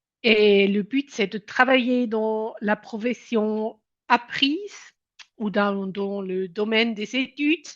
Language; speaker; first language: French; non-native, local second language; German